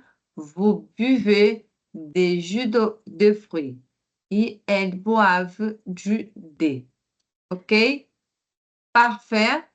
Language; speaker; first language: French; non-native, fluent; Portuguese